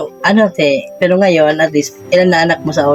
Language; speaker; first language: Filipino; non-native, local second language; Cebuano